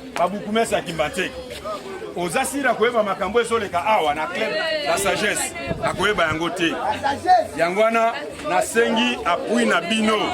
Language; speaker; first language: Lingala; native; Lingala